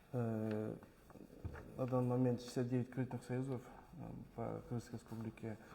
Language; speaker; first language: Russian; non-native, local second language; Kyrgyz